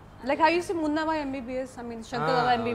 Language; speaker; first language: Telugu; non-native, local second language; Hindi